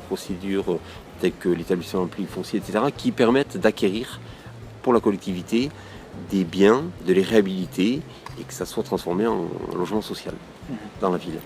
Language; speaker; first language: French; native; French